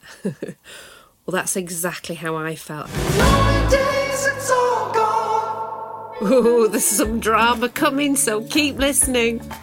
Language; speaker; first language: English; native; English